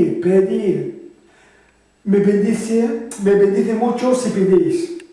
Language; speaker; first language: Spanish; non-native, fluent; French